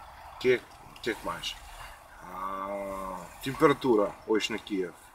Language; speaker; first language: Portuguese; non-native, learner; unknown